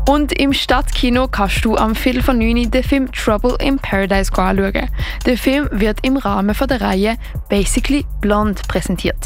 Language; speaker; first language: German; native; German